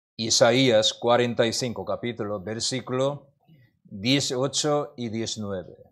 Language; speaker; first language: Spanish; non-native, learner; Korean